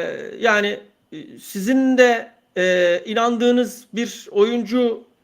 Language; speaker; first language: Turkish; native; Turkish